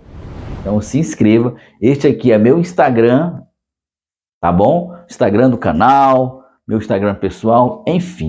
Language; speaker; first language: Portuguese; native; Portuguese